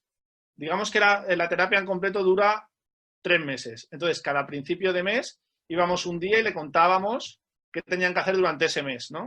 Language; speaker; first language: Spanish; native; Spanish